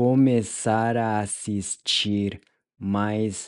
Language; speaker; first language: Portuguese; non-native, fluent; English